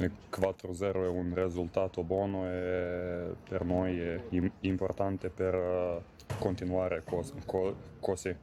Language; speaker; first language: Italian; non-native, learner; Serbian